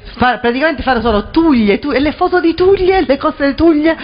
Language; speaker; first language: Italian; native; Italian